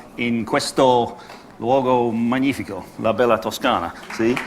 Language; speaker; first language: Italian; non-native, learner; English